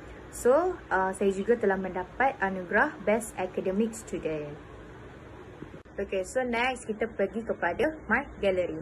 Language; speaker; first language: Malay; native; Malay